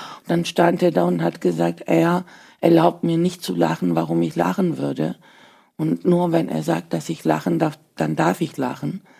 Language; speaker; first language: German; early bilingual, other home language; Turkish